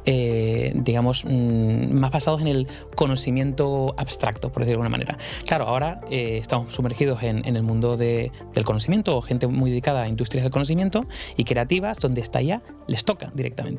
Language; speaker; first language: Spanish; native; Spanish